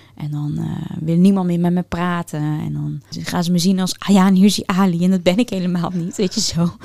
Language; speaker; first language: Dutch; early bilingual, other home language; Turkish